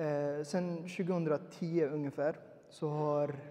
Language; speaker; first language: Swedish; early bilingual, other home language; Uyghur